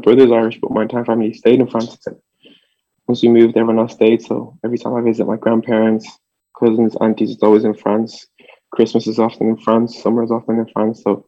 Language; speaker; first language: English; early bilingual, other home language; French